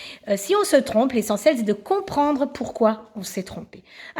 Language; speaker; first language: French; native; French